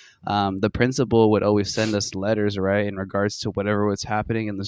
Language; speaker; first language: English; native; English